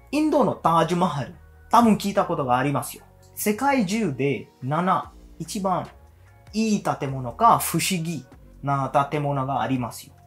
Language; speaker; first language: Japanese; non-native, learner; Hindi